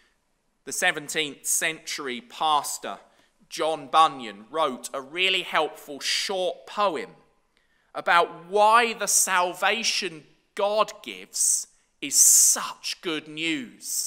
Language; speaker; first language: English; native; English